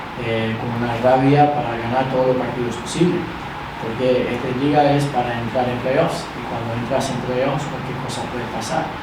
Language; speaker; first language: Spanish; early bilingual, other home language; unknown